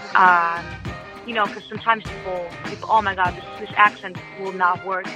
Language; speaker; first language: English; non-native, fluent; Russian